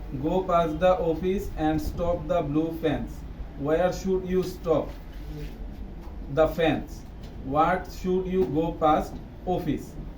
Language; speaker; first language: English; non-native, local second language; Bangla